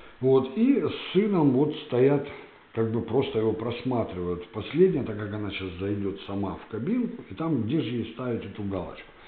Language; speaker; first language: Russian; native; Russian